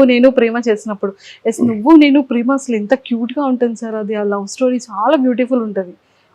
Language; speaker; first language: Telugu; native; Telugu